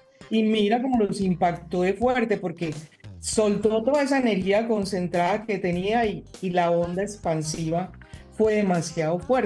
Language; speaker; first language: Spanish; native; Spanish